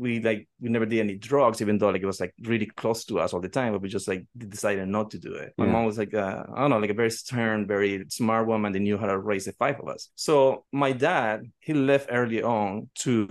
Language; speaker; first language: English; non-native, fluent; Spanish